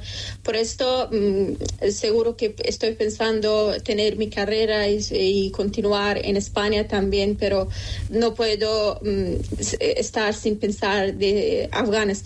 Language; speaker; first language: Spanish; non-native, local second language; Persian